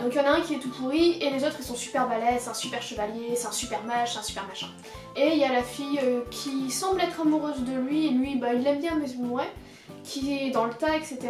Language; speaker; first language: French; native; French